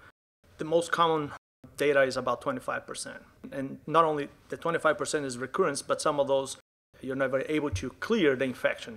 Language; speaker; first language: English; non-native, fluent; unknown